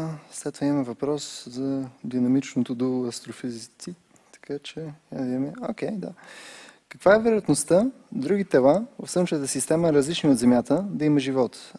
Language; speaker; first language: Bulgarian; native; Bulgarian